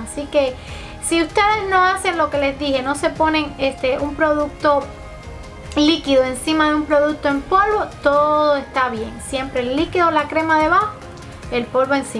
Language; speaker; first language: Spanish; native; Spanish